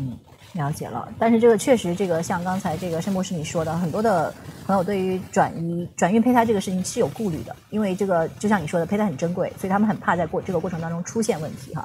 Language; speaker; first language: Chinese; native; Chinese